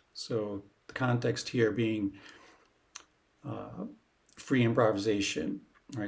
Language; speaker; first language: English; native; English